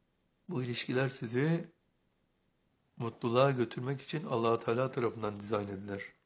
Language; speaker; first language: Turkish; native; Turkish